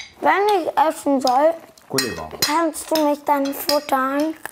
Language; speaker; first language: German; early bilingual, other home language; Arabic